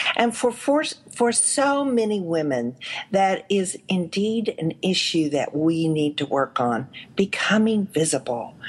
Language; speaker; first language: English; native; English